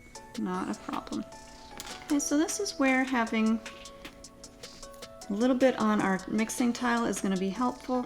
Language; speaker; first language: English; native; English